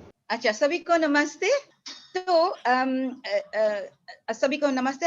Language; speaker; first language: Hindi; non-native, fluent; English